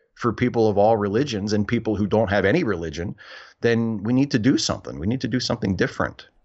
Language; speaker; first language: English; native; English